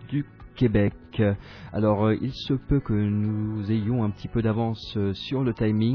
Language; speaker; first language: French; native; French